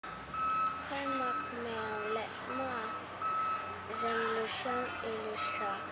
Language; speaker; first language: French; non-native, learner; Lao